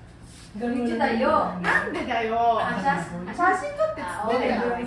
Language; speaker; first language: Japanese; non-native, fluent; Filipino